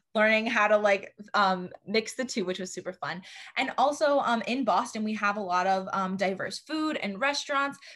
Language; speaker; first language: English; native; English